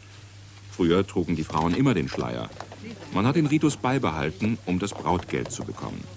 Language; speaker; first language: German; native; German